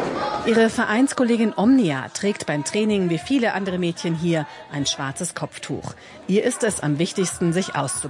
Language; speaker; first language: German; native; German